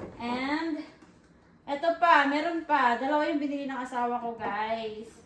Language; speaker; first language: Filipino; native; Filipino